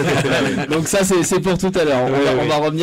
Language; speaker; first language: French; native; French